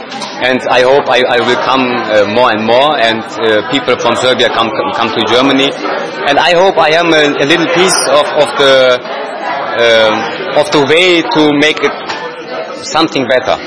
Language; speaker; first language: English; non-native, learner; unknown